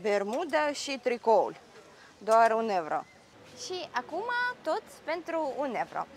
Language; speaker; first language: Romanian; non-native, learner; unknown